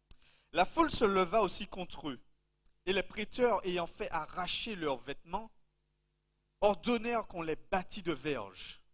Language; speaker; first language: French; native; French